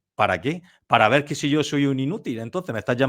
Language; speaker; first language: Spanish; native; Spanish